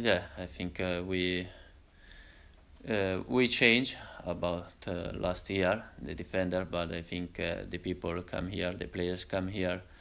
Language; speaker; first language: English; non-native, learner; Italian